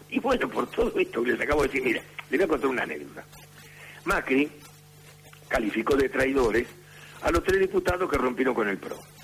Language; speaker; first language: Spanish; native; Spanish